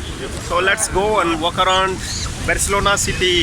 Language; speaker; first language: English; non-native, local second language; Tamil